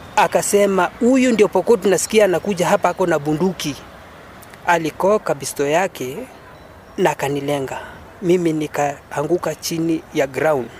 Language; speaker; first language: Swahili; non-native, local second language; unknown